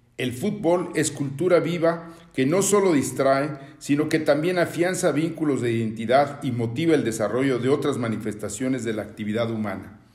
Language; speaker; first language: Spanish; native; Spanish